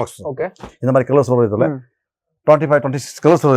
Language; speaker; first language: Tamil; non-native, local second language; Kannada